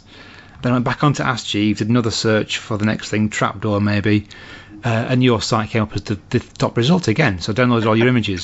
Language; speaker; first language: English; native; English